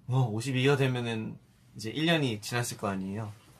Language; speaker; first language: Korean; early bilingual, heritage; Korean